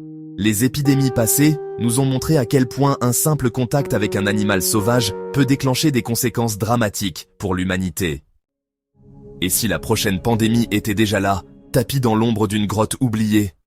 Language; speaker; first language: French; native; French